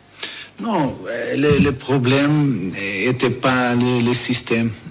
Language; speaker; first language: French; non-native, learner; Portuguese